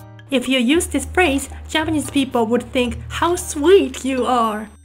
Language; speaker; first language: English; non-native, fluent; Japanese